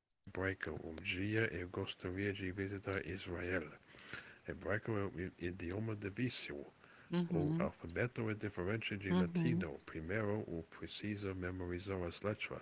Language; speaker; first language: Portuguese; non-native, learner; English